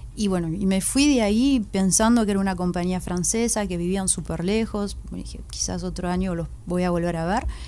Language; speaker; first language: Spanish; early bilingual, heritage; Spanish